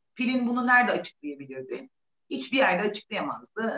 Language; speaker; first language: Turkish; native; Turkish